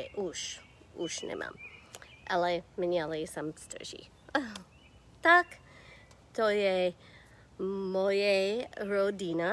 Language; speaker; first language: Czech; non-native, learner; English